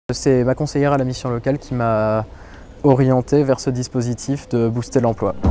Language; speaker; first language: French; native; French